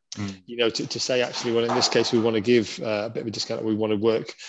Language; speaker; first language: English; native; English